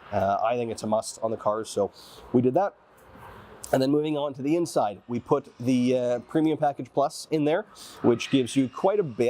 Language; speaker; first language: English; native; English